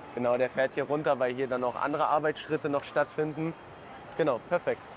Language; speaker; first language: German; native; German